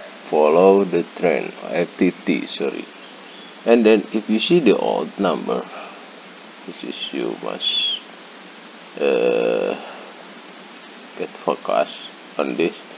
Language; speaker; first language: English; non-native, learner; Indonesian